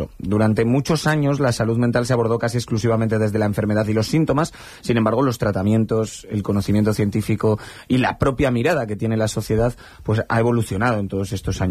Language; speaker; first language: Spanish; native; Spanish